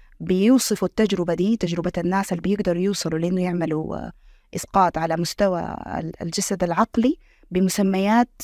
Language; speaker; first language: Arabic; native; Arabic